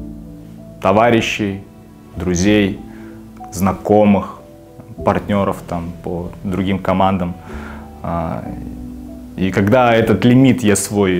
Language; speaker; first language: Russian; native; Russian